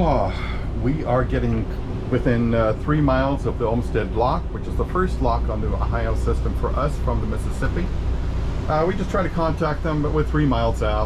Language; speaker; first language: English; native; English